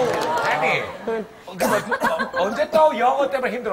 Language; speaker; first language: Korean; native; Korean